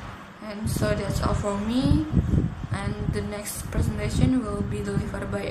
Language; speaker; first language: English; non-native, learner; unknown